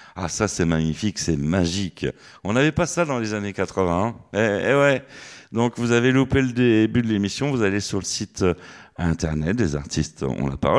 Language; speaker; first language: French; native; French